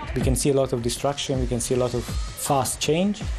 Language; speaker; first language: English; non-native, fluent; Romanian